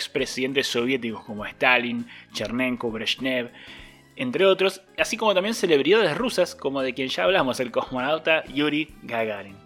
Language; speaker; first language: Spanish; native; Spanish